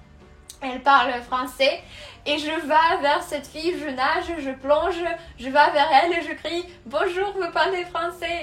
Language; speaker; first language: French; non-native, fluent; Russian